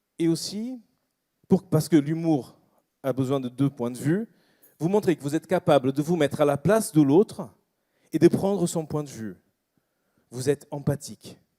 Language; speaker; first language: French; non-native, fluent; Portuguese